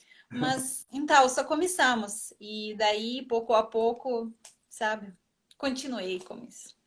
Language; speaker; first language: Portuguese; non-native, fluent; Russian